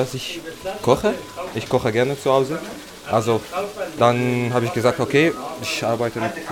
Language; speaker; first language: German; non-native, learner; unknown